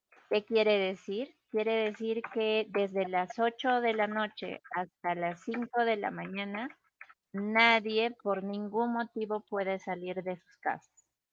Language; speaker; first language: Spanish; native; Spanish